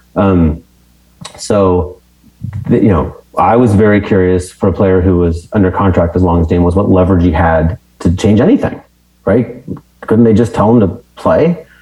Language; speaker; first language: English; native; English